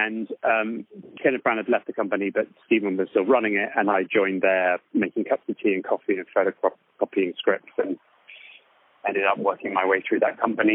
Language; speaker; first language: English; native; English